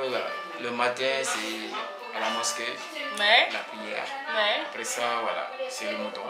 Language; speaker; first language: French; non-native, local second language; Wolof